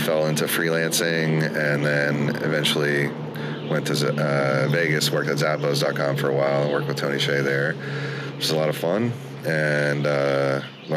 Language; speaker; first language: English; native; English